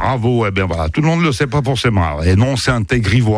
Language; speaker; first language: French; native; French